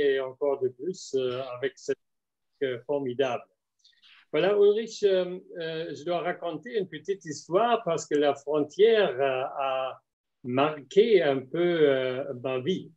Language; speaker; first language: French; non-native, fluent; German